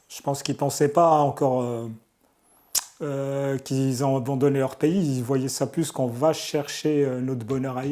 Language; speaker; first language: French; early bilingual, other home language; Arabic